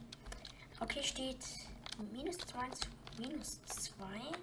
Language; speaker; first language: German; native; German